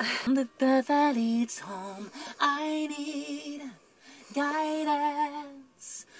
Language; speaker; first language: English; non-native, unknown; French